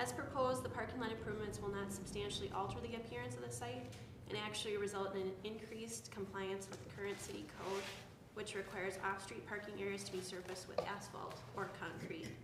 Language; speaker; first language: English; native; English